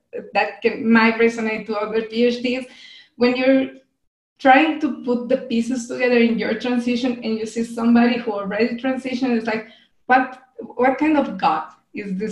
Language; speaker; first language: English; non-native, fluent; Spanish